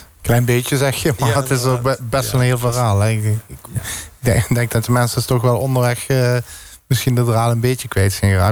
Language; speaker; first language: Dutch; native; Dutch